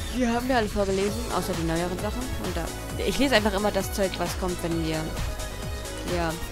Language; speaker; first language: German; native; German